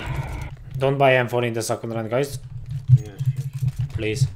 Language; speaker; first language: English; non-native, learner; Hungarian